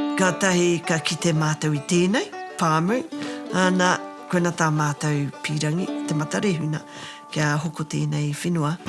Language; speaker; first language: Māori; native; Māori